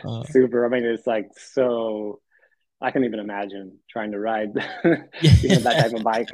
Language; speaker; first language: English; native; English